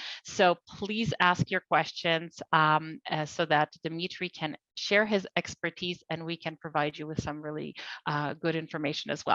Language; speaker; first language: English; non-native, fluent; Polish